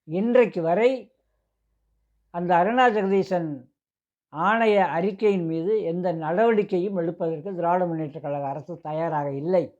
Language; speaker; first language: Tamil; native; Tamil